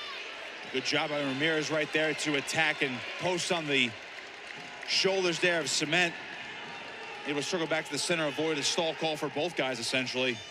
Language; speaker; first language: English; native; English